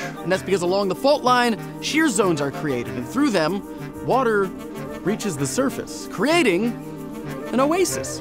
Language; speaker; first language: English; native; English